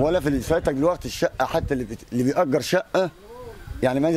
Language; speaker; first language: Arabic; native; Arabic